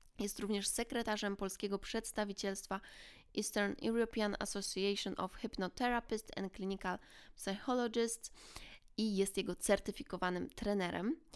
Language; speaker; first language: Polish; native; Polish